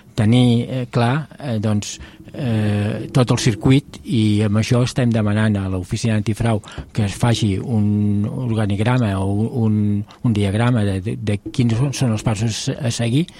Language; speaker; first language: Catalan; native; Catalan